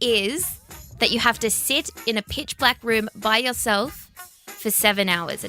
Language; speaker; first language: English; native; English